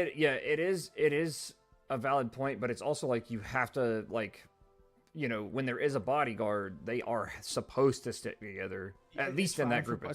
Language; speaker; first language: English; native; English